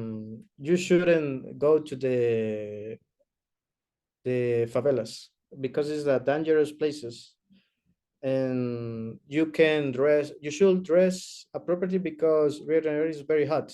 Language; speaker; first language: English; non-native, learner; Spanish